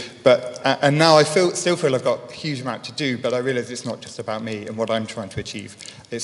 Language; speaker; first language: English; native; English